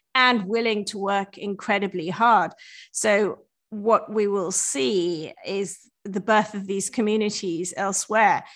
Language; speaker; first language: English; native; English